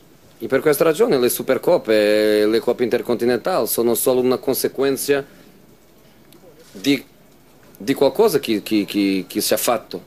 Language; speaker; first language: Italian; non-native, fluent; Portuguese